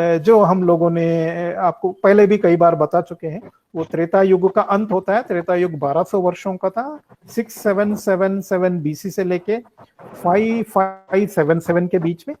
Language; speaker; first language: Hindi; native; Hindi